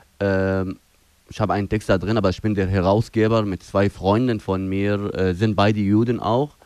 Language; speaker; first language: German; non-native, fluent; Arabic